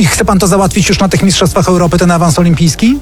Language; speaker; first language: Polish; native; Polish